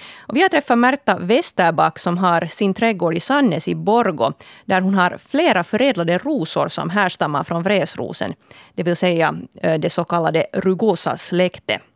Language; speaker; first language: Swedish; native; Swedish